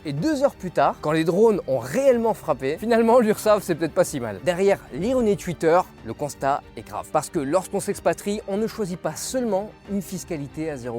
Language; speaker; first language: French; native; French